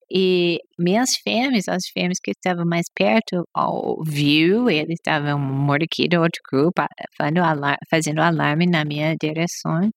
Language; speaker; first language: Portuguese; non-native, fluent; English